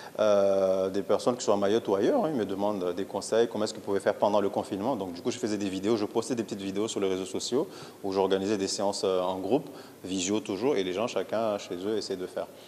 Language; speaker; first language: French; non-native, local second language; Comorian